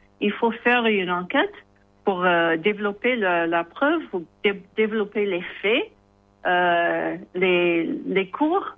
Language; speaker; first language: French; non-native, learner; English